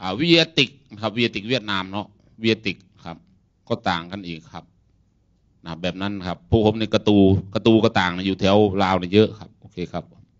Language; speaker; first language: Thai; non-native, local second language; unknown